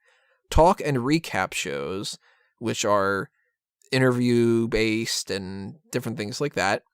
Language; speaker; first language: English; native; English